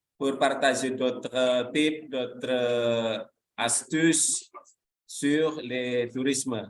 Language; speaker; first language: French; non-native, fluent; Indonesian